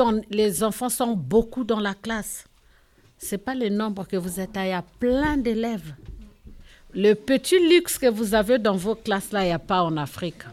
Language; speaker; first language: French; non-native, local second language; Lingala